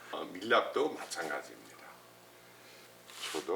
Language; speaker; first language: Korean; non-native, fluent; German